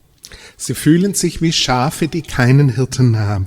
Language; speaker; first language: German; native; German